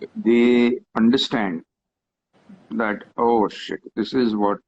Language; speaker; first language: English; non-native, local second language; Hindi